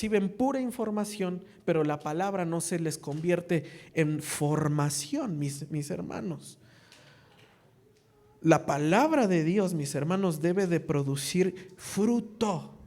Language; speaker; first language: Spanish; native; Spanish